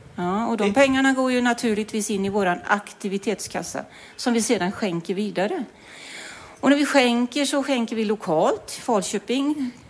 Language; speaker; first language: Swedish; native; Swedish